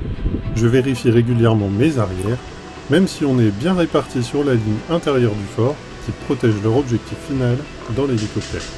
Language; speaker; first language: French; native; French